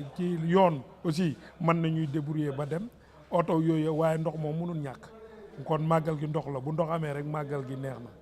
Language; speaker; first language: Wolof; native; Wolof